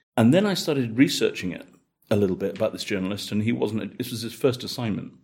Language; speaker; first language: English; native; English